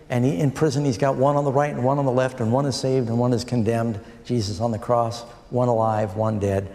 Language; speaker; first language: English; native; English